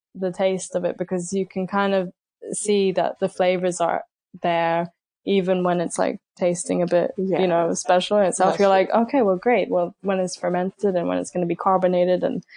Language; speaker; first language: English; native; English